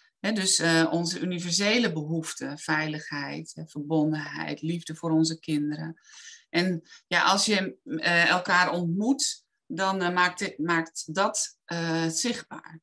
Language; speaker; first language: Dutch; native; Dutch